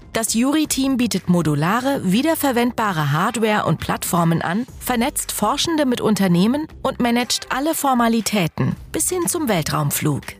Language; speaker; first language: German; native; German